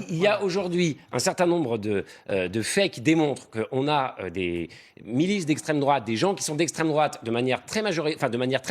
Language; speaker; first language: French; native; French